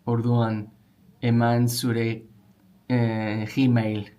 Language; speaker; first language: Basque; non-native, learner; English